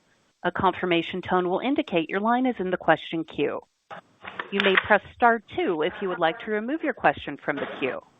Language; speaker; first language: English; native; English